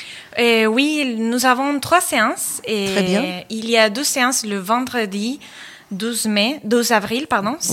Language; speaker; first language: French; non-native, fluent; Spanish